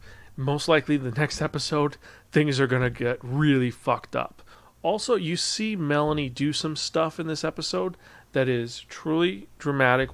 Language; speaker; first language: English; native; English